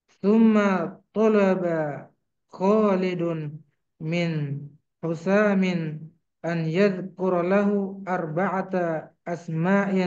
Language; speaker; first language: Arabic; non-native, learner; Indonesian